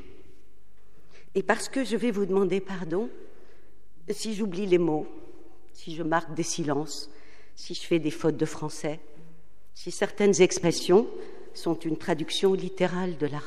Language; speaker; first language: French; non-native, local second language; Arabic